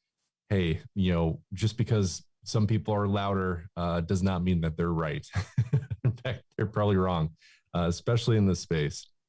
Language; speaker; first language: English; native; English